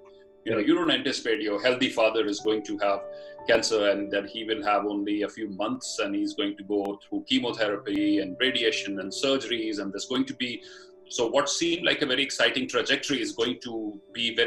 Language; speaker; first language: English; non-native, local second language; Punjabi